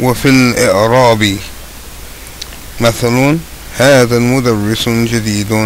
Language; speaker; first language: Arabic; non-native, fluent; English